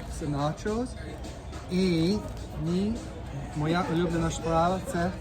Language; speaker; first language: Ukrainian; non-native, learner; English